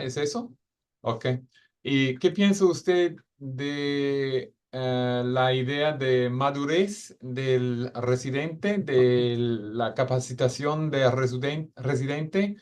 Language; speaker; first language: Spanish; non-native, fluent; English